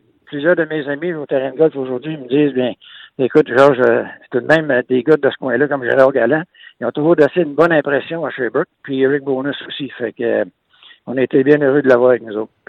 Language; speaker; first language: French; native; French